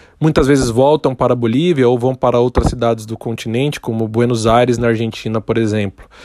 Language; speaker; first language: Portuguese; native; Portuguese